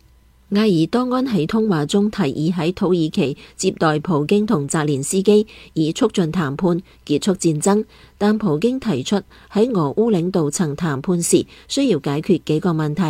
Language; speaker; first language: Chinese; non-native, local second language; Cantonese